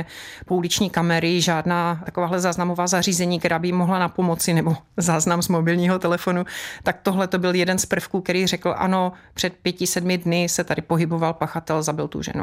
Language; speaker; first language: Czech; native; Czech